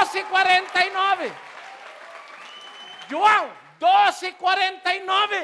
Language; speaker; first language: Portuguese; non-native, learner; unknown